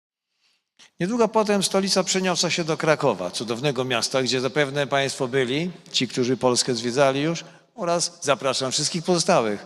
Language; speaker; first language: Polish; native; Polish